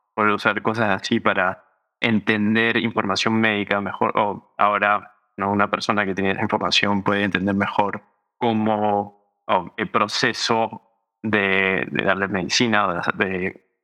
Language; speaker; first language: Spanish; early bilingual, heritage; Spanish